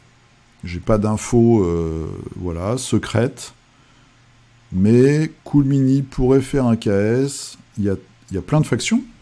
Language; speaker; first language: French; native; French